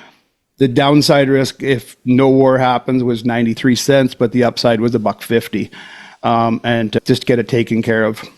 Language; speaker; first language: English; native; English